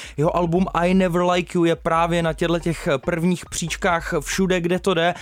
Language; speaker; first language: Czech; native; Czech